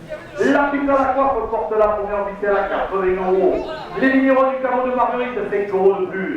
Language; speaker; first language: French; native; French